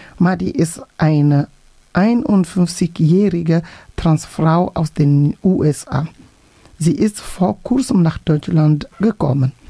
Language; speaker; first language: German; non-native, fluent; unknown